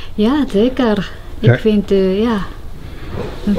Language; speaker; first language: Dutch; non-native, learner; Japanese